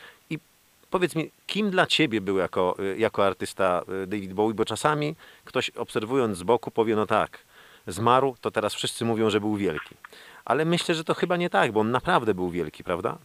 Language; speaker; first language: Polish; native; Polish